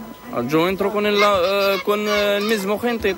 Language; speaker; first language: Spanish; non-native, learner; Arabic